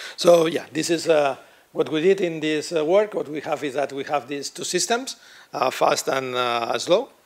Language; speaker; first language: English; non-native, fluent; Catalan